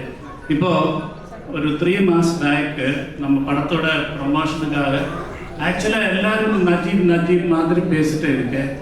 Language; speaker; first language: Tamil; non-native, learner; Malayalam